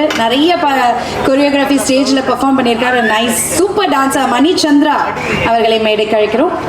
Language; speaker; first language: Tamil; native; Tamil